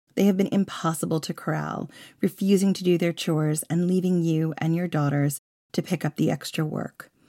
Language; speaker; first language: English; native; English